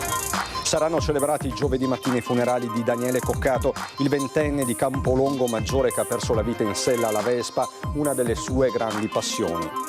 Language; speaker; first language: Italian; native; Italian